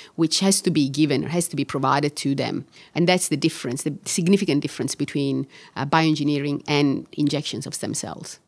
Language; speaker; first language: English; non-native, fluent; Italian